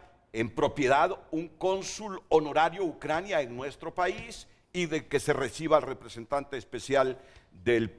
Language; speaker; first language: Spanish; native; Spanish